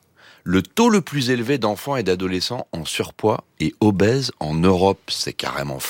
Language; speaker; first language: French; native; French